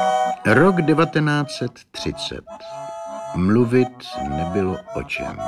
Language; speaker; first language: Czech; native; Czech